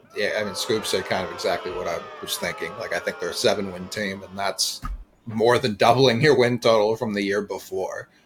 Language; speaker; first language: English; native; English